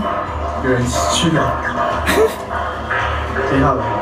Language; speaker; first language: Chinese; non-native, fluent; Thai